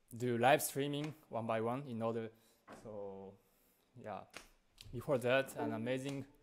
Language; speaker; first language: English; non-native, learner; Japanese